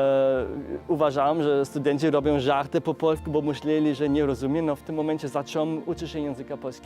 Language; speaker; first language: Polish; non-native, fluent; German